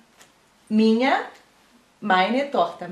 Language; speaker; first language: German; non-native, learner; Portuguese